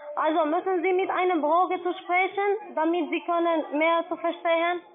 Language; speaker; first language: German; non-native, learner; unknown